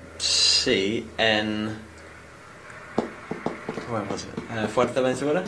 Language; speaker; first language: Spanish; non-native, learner; English